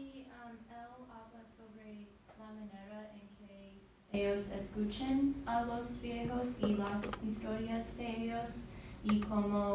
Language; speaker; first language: Spanish; non-native, fluent; English